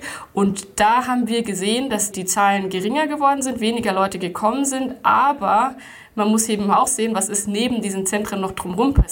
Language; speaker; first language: German; native; German